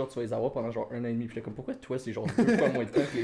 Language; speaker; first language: French; native; French